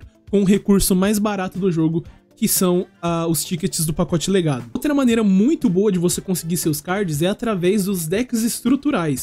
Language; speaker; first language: Portuguese; native; Portuguese